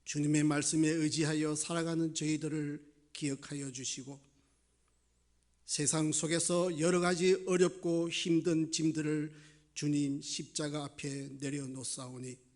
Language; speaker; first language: Korean; native; Korean